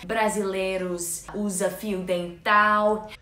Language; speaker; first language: Portuguese; non-native, learner; English